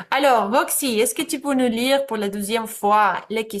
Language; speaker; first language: French; non-native, fluent; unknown